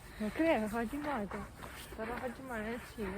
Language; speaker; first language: Korean; non-native, learner; Ukrainian